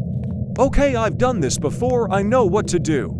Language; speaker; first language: English; native; English